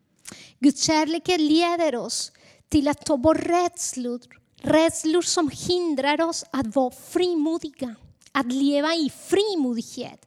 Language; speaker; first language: Swedish; non-native, fluent; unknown